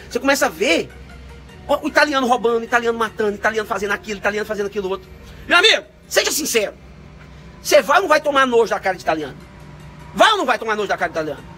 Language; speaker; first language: Portuguese; native; Portuguese